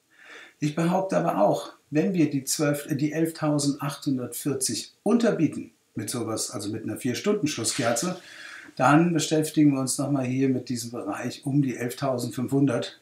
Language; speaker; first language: German; native; German